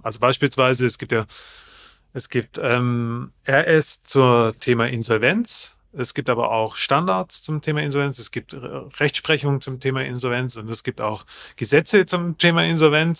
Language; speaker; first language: German; native; German